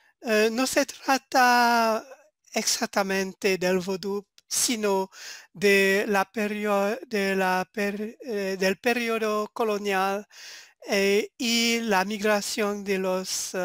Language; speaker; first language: Spanish; non-native, fluent; French